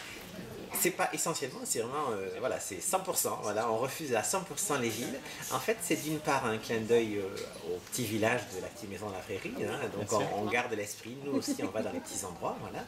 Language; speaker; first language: French; native; French